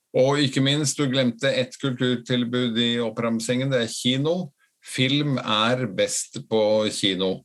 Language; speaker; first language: Norwegian; non-native, fluent; Latvian